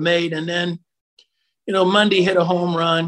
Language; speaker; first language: English; native; English